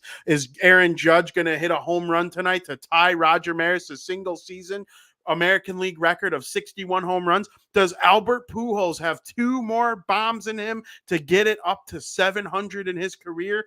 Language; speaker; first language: English; native; English